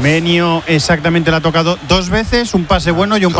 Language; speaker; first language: Spanish; native; Spanish